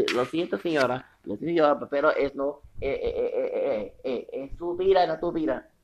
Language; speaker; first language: Spanish; non-native, learner; English